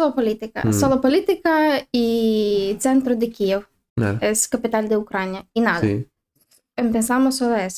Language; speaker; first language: Spanish; non-native, learner; Ukrainian